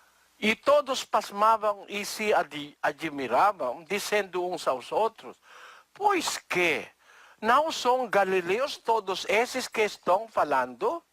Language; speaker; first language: Portuguese; non-native, learner; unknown